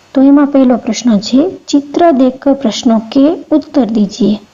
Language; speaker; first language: Hindi; non-native, local second language; Gujarati